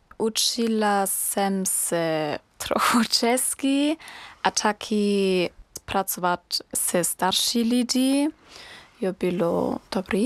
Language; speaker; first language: Czech; non-native, learner; German